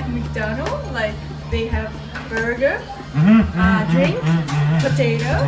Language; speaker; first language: English; non-native, fluent; Japanese